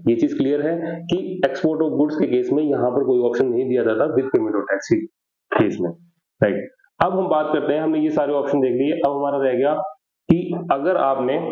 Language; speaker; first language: Hindi; native; Hindi